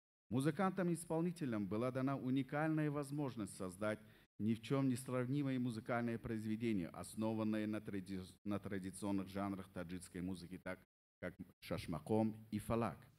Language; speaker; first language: Russian; non-native, local second language; Persian